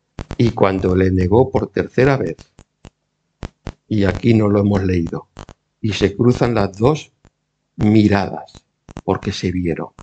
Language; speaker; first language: Spanish; native; Spanish